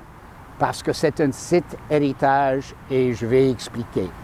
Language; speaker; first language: French; non-native, fluent; English